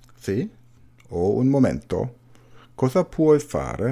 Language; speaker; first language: Italian; non-native, learner; German